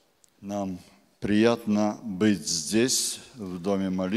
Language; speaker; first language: Polish; non-native, learner; Russian